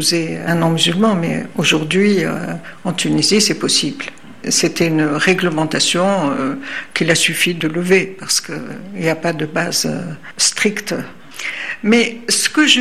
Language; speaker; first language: French; non-native, local second language; Arabic